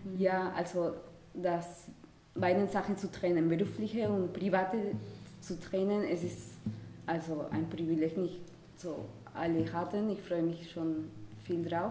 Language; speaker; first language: German; non-native, fluent; Spanish